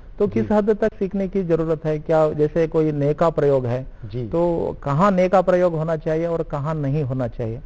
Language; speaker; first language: Hindi; non-native, local second language; Telugu